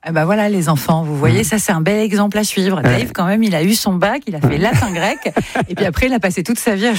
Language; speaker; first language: French; native; French